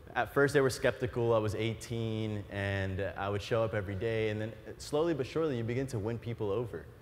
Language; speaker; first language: English; native; English